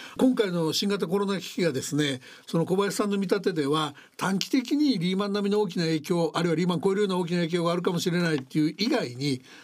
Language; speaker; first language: Japanese; native; Japanese